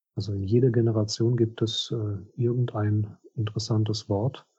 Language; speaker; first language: German; non-native, fluent; Russian